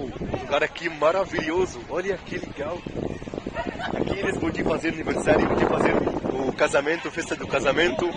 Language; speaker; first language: Portuguese; non-native, fluent; Arabic